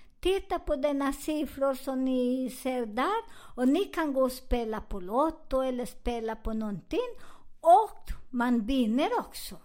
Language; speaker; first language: Swedish; non-native, learner; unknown